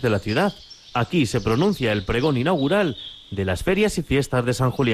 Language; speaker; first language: Spanish; native; Spanish